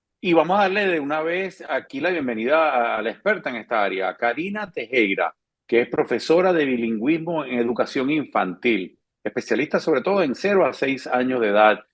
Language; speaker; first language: Spanish; native; Spanish